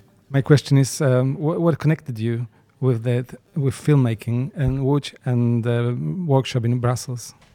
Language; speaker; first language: English; non-native, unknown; Polish